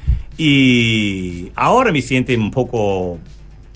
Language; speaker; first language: Spanish; non-native, learner; English